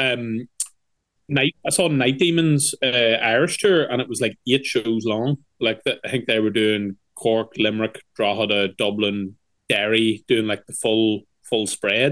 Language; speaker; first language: English; native; English